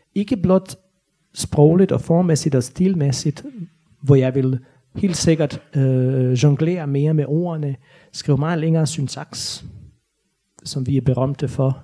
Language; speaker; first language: Danish; non-native, fluent; Bosnian